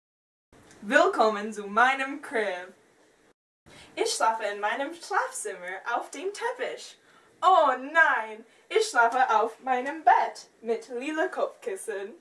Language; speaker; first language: German; non-native, learner; English